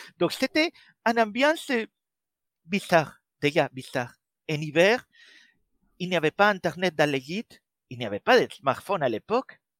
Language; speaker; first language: French; non-native, fluent; Spanish